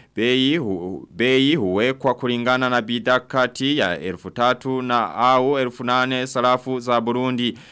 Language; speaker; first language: Swahili; non-native, local second language; Rundi